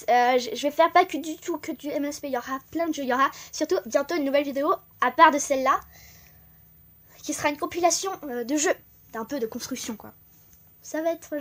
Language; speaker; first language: French; native; French